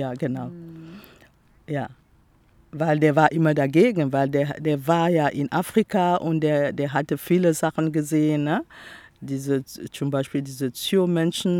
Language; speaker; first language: German; non-native, fluent; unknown